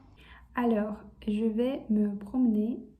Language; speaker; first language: French; non-native, fluent; Russian